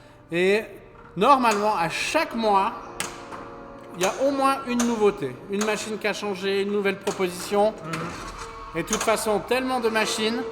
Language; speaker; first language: French; native; French